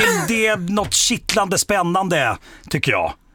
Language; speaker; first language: Swedish; native; Swedish